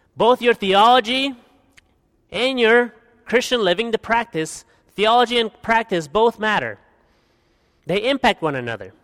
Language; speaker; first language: English; early bilingual, other home language; Spanish